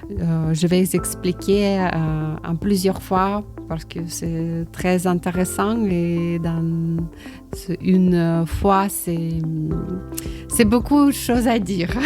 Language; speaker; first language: French; non-native, learner; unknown